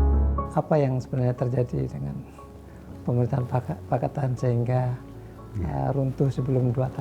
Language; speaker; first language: Indonesian; native; Indonesian